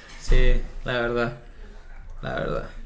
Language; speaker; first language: Spanish; native; Spanish